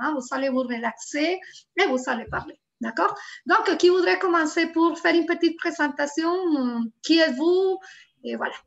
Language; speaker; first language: French; non-native, fluent; Spanish